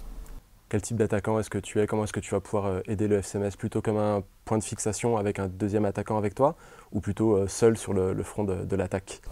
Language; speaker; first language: French; native; French